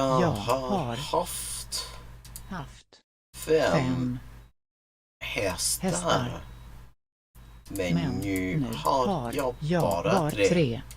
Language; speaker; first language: Swedish; non-native, learner; English